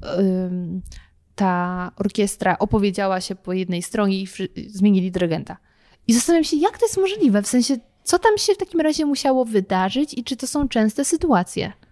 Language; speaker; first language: Polish; native; Polish